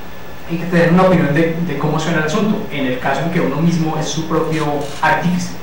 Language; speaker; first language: Spanish; native; Spanish